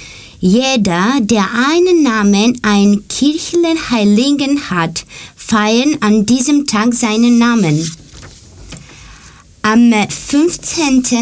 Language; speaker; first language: German; non-native, learner; Greek